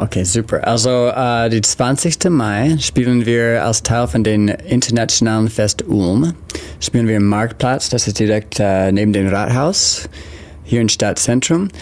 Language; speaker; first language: German; non-native, learner; English